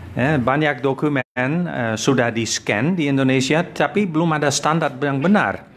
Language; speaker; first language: Indonesian; non-native, fluent; Dutch